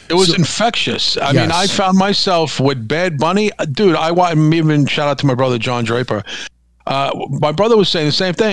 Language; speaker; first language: English; native; English